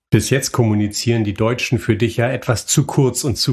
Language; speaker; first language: German; native; German